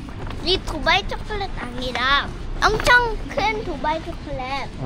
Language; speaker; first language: Korean; non-native, learner; Filipino